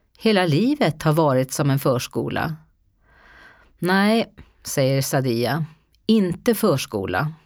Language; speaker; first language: Swedish; native; Swedish